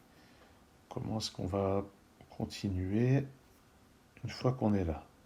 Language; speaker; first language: French; native; French